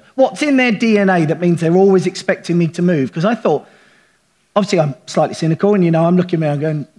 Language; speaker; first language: English; native; English